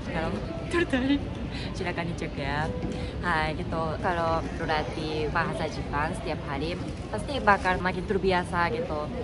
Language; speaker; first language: Indonesian; non-native, fluent; Japanese